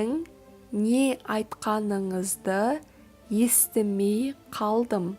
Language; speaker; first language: Kazakh; native; Kazakh